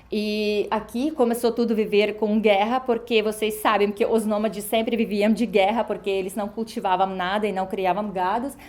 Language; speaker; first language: Portuguese; non-native, fluent; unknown